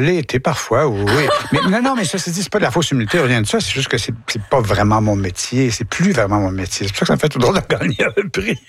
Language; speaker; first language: French; native; French